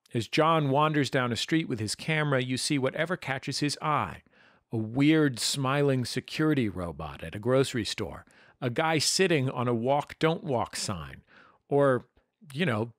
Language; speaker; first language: English; native; English